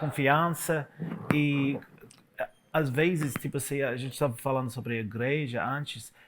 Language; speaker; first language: Portuguese; non-native, fluent; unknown